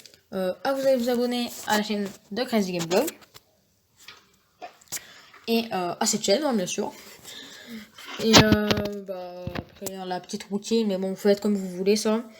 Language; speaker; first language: French; native; French